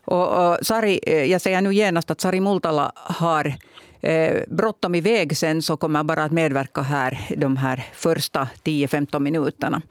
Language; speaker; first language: Swedish; native; Swedish